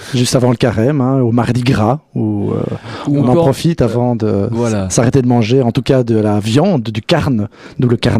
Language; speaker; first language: French; native; French